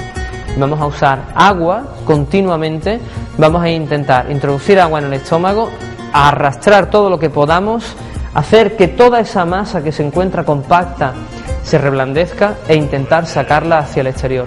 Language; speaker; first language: Spanish; native; Spanish